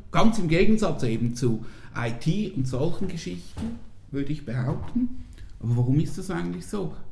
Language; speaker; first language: German; native; German